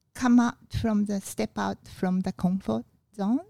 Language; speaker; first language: English; non-native, learner; Japanese